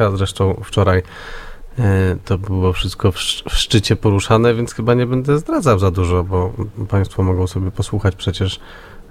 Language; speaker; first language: Polish; native; Polish